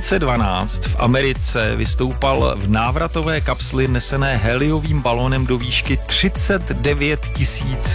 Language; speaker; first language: Czech; native; Czech